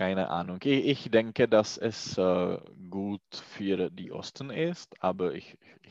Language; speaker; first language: German; non-native, learner; Czech